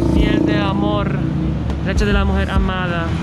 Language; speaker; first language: Spanish; non-native, learner; Polish